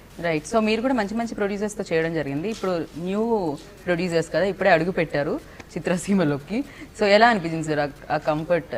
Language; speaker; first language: Telugu; native; Telugu